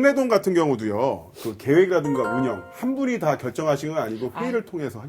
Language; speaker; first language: Korean; native; Korean